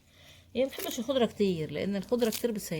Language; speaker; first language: Arabic; native; Arabic